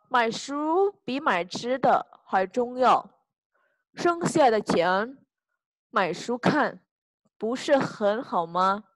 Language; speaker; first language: Chinese; non-native, fluent; Indonesian